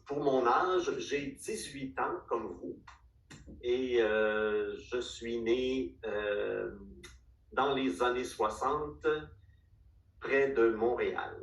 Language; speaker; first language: French; native; French